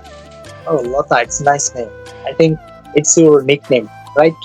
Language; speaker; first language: English; non-native, learner; Bangla